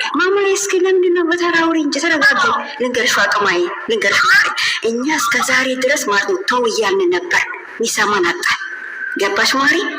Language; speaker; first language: Amharic; non-native, local second language; Tigrinya